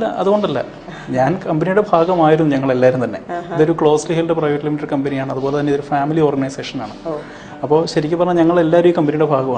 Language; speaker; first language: Malayalam; native; Malayalam